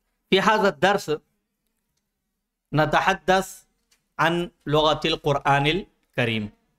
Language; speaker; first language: Arabic; non-native, fluent; Urdu